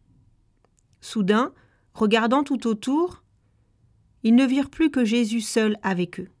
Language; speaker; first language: French; native; French